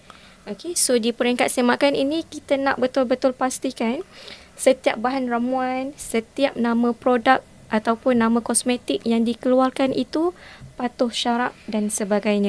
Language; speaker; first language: Malay; native; Malay